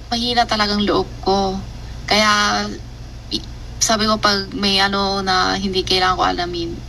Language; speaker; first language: Filipino; non-native, learner; Chinese